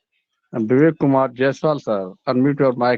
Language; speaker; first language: Hindi; native; Hindi